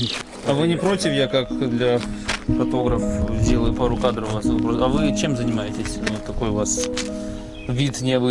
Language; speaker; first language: Russian; native; Russian